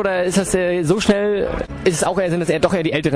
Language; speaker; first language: German; native; German